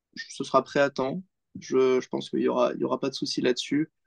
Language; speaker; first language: French; native; French